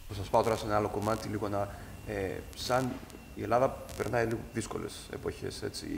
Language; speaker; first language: Greek; native; Greek